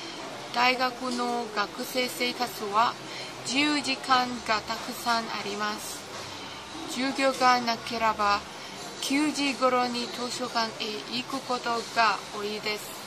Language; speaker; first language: Japanese; non-native, learner; Cantonese